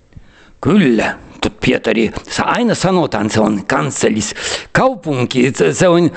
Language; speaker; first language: Finnish; early bilingual, heritage; Finnish